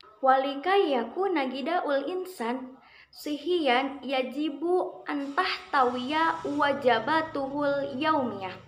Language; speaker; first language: Arabic; non-native, learner; Indonesian